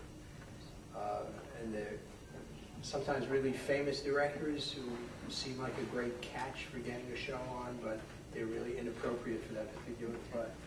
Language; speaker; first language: English; native; English